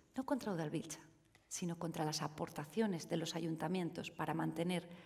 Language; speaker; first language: Spanish; native; Spanish